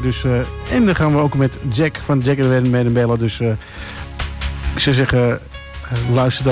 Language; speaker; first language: Dutch; native; Dutch